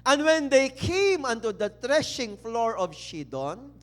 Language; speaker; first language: English; non-native, local second language; Filipino